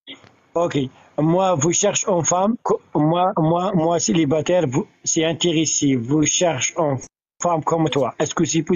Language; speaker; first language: French; non-native, learner; Arabic